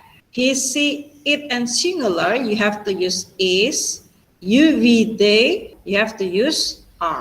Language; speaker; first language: English; non-native, fluent; Indonesian